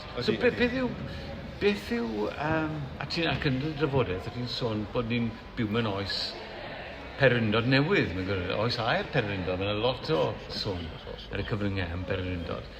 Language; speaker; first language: Welsh; native; Welsh